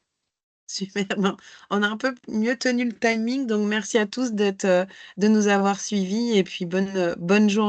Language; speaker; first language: French; native; French